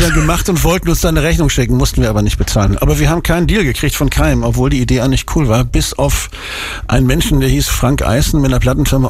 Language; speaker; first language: German; native; German